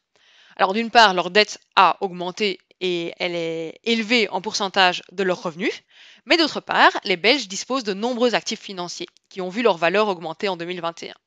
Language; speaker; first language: French; native; French